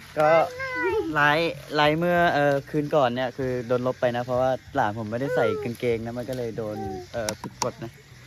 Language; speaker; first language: Thai; non-native, local second language; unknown